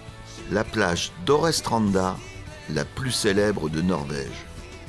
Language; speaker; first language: French; native; French